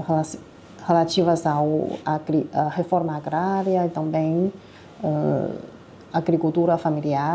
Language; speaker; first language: Portuguese; non-native, fluent; Chinese